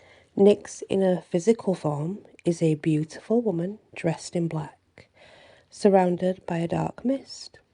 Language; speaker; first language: English; native; English